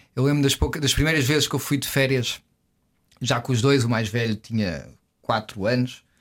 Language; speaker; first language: Portuguese; native; Portuguese